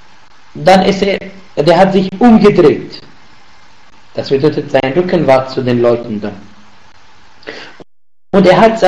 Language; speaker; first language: German; non-native, learner; Arabic